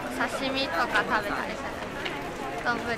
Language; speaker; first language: Japanese; native; Japanese